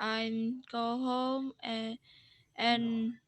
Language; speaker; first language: English; non-native, learner; Vietnamese